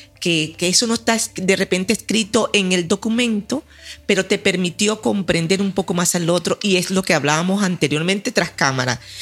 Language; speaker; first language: Spanish; native; Spanish